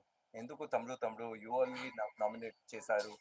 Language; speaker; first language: Telugu; non-native, learner; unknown